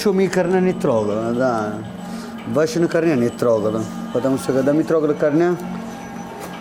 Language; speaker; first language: Russian; non-native, learner; Italian